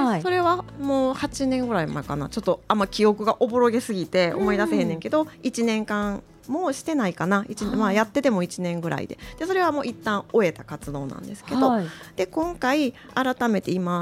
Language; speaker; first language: Japanese; native; Japanese